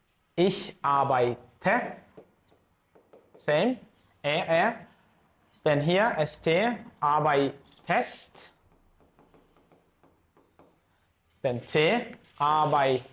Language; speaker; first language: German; non-native, fluent; Azerbaijani